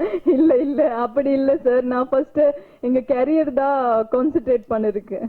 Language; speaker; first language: Tamil; non-native, learner; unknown